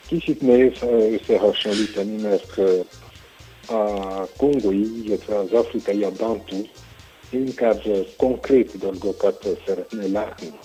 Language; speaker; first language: Hungarian; non-native, learner; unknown